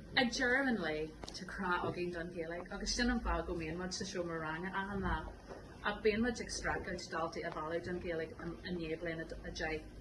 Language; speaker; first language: Irish; non-native, local second language; English